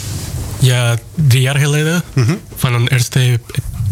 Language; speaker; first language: Dutch; non-native, local second language; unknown